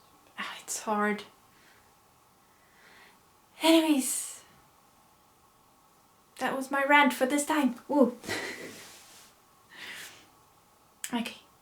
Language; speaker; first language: English; non-native, fluent; Swedish